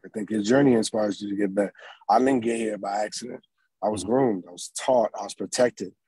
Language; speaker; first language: English; native; English